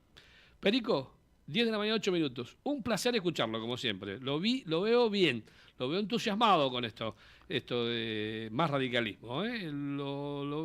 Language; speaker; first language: Spanish; native; Spanish